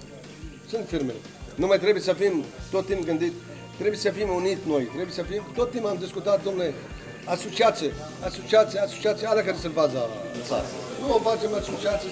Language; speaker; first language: Romanian; non-native, learner; Arabic